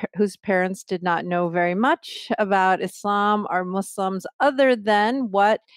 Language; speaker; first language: English; native; English